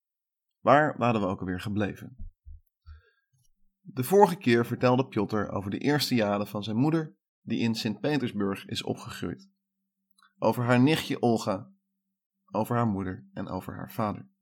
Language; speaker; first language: Dutch; native; Dutch